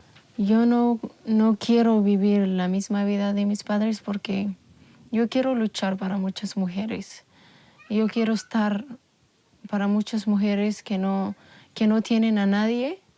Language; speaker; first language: Spanish; non-native, local second language; Amharic